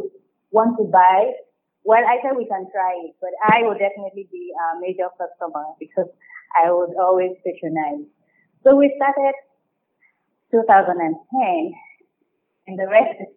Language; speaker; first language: English; non-native, local second language; Yoruba